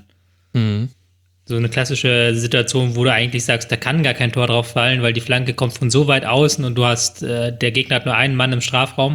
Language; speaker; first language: German; native; German